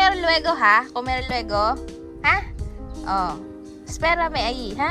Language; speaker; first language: Spanish; non-native, learner; Filipino